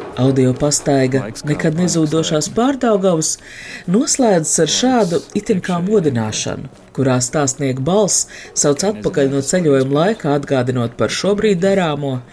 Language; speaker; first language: Latvian; native; Latvian